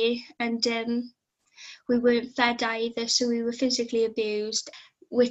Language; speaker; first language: English; native; English